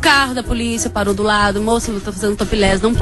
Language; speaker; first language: Portuguese; native; Portuguese